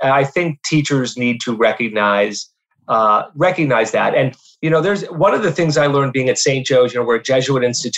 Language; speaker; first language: English; native; English